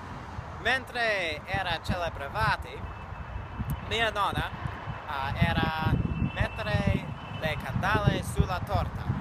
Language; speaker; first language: Italian; non-native, learner; English